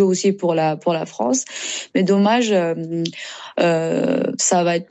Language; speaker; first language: French; non-native, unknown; Persian